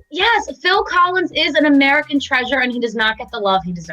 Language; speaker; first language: English; native; English